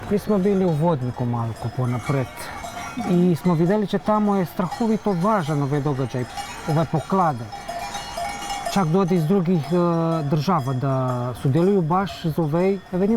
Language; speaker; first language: Bosnian; native; Bosnian